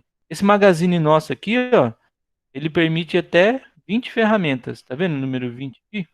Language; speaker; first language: Portuguese; native; Portuguese